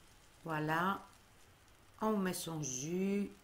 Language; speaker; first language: French; non-native, fluent; Greek